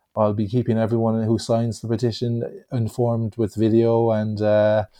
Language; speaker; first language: English; native; English